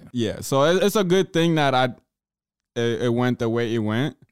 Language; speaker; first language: English; early bilingual, other home language; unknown